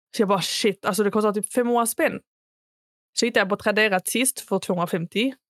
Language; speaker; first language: Swedish; early bilingual, other home language; Arabic